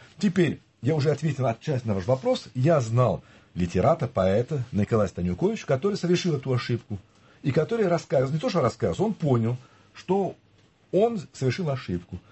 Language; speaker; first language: Russian; early bilingual, heritage; Russian